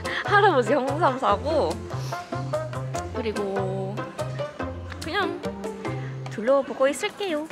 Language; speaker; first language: Korean; early bilingual, heritage; Indonesian